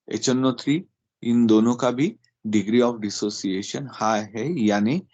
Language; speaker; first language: Hindi; non-native, local second language; Marathi